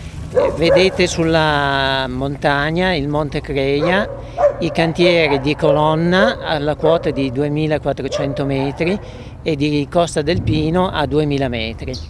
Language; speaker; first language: Italian; native; Italian